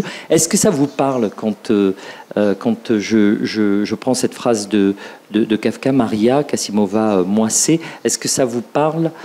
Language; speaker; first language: French; native; French